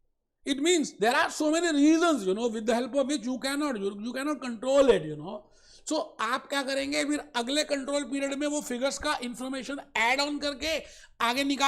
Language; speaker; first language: Hindi; native; Hindi